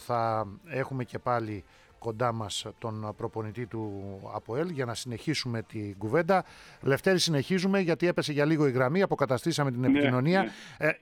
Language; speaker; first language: Greek; native; Greek